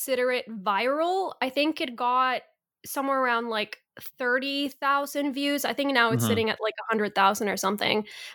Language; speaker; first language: English; early bilingual, other home language; Spanish